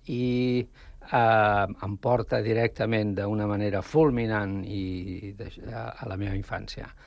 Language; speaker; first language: Catalan; non-native, local second language; Spanish